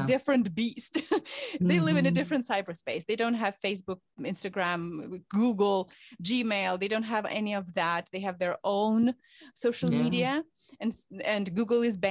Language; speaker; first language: English; non-native, fluent; Ukrainian